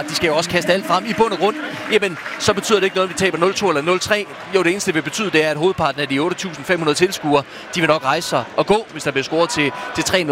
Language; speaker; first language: Danish; native; Danish